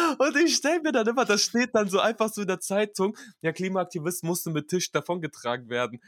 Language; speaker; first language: German; early bilingual, other home language; Russian